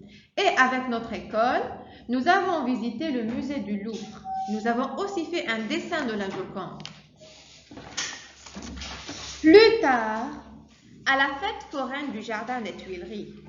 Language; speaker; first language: French; non-native, fluent; Arabic